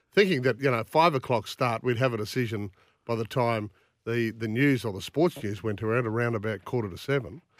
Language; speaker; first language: English; native; English